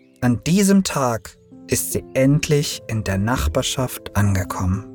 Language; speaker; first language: German; early bilingual, other home language; Turkish